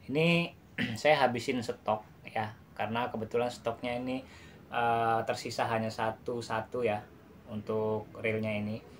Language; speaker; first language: Indonesian; non-native, local second language; Javanese